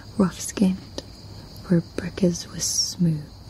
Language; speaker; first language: English; non-native, fluent; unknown